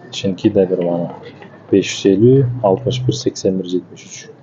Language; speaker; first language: Russian; non-native, local second language; Kyrgyz